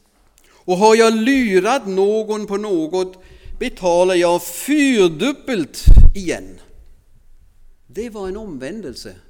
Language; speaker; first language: Swedish; non-native, fluent; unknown